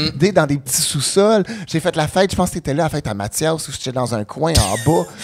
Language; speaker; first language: French; native; French